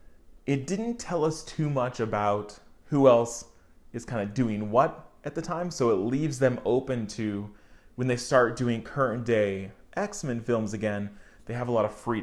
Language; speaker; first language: English; native; English